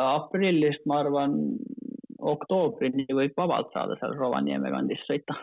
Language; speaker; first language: Estonian; non-native, fluent; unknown